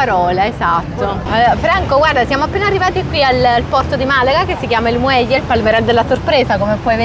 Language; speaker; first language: Italian; native; Italian